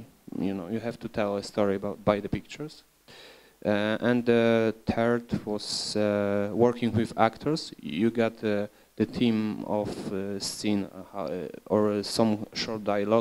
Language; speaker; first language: English; non-native, learner; Polish